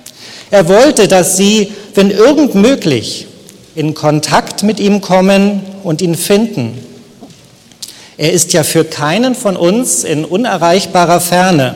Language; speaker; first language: German; native; German